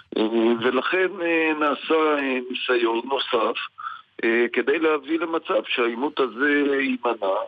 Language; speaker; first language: Hebrew; native; Hebrew